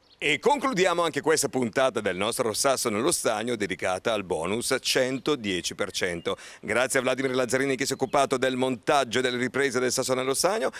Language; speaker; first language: Italian; native; Italian